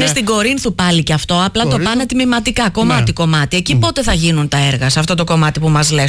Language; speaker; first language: Greek; native; Greek